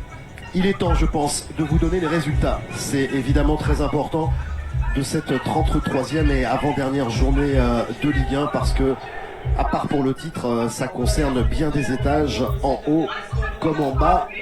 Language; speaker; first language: French; native; French